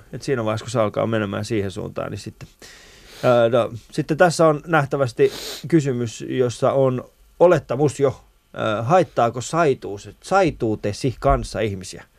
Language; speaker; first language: Finnish; early bilingual, other home language; Persian